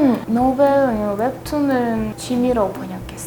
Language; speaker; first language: Korean; non-native, learner; Russian